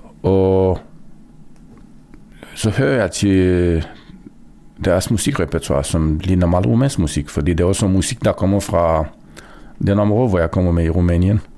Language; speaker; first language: Danish; non-native, fluent; Romanian